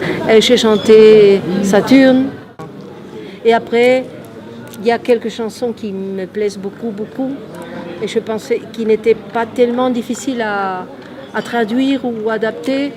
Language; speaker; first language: French; non-native, fluent; Spanish